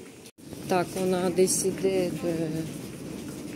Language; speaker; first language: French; non-native, fluent; Russian